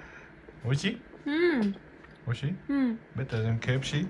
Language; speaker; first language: English; non-native, learner; Vietnamese